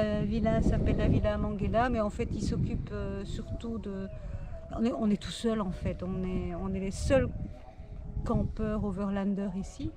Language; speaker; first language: French; native; French